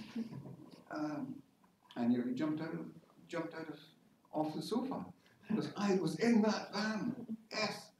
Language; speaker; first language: English; native; English